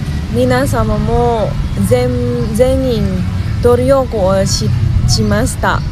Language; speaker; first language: Japanese; non-native, learner; Indonesian